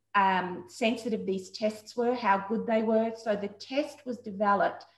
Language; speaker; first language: English; native; English